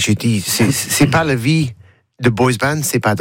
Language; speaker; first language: French; non-native, learner; English